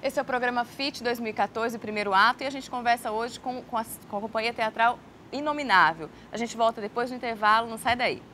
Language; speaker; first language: Portuguese; native; Portuguese